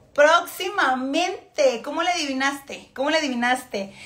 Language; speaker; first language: Spanish; native; Spanish